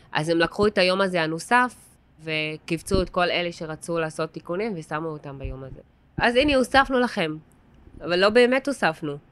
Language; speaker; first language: Hebrew; non-native, local second language; Arabic